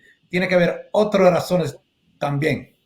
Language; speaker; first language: Spanish; non-native, learner; English